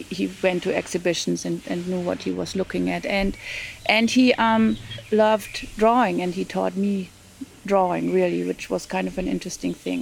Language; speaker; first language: English; non-native, fluent; German